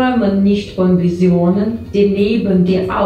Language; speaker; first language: German; non-native, learner; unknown